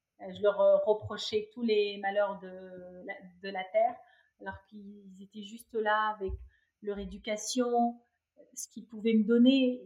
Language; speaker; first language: French; non-native, local second language; Arabic